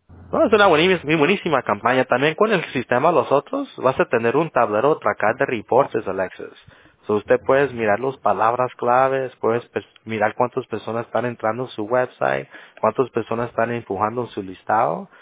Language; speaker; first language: Spanish; native; Spanish